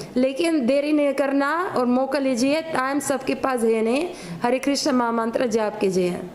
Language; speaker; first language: Hindi; non-native, learner; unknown